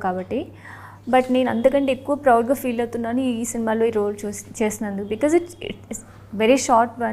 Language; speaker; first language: Telugu; non-native, local second language; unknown